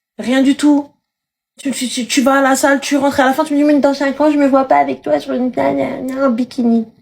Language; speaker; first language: French; early bilingual, other home language; Arabic